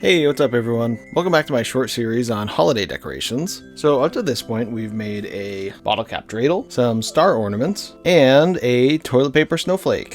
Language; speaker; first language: English; native; English